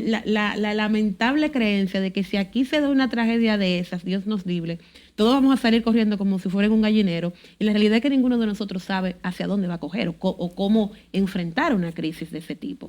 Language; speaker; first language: Spanish; native; Spanish